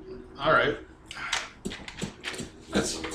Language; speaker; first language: English; native; English